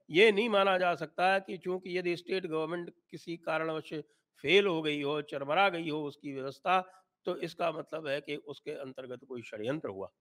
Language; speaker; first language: Hindi; native; Hindi